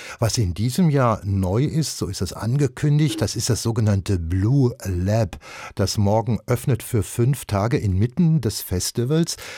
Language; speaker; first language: German; native; German